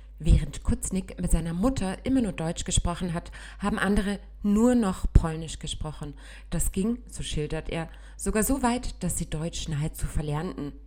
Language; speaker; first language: German; native; German